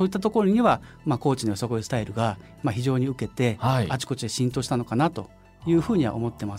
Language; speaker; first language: Japanese; native; Japanese